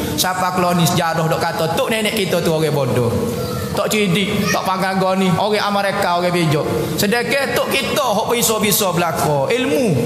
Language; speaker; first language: Malay; native; Malay